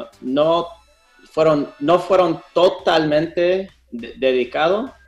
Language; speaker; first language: Spanish; non-native, fluent; English